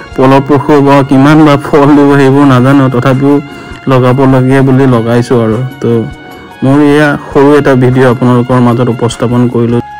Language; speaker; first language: Assamese; non-native, local second language; Mising